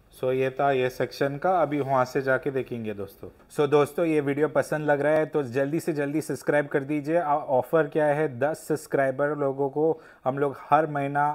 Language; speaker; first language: Hindi; non-native, local second language; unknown